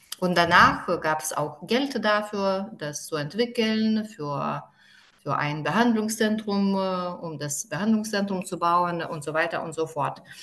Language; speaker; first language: German; non-native, fluent; Lithuanian